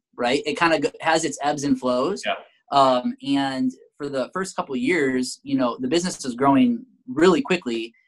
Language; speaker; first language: English; native; English